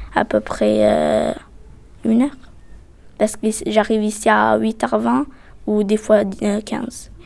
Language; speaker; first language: French; non-native, fluent; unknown